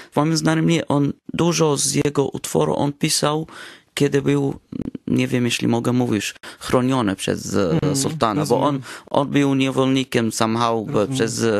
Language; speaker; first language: Polish; non-native, learner; Arabic